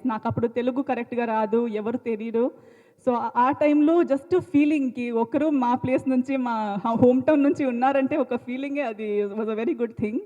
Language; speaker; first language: Telugu; non-native, local second language; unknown